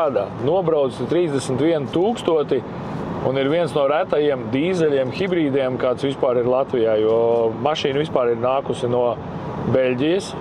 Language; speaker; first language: Latvian; native; Latvian